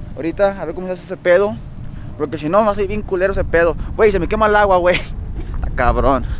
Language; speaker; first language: Spanish; early bilingual, other home language; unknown